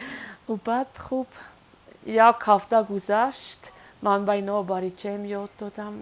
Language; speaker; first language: Persian; non-native, learner; Swiss German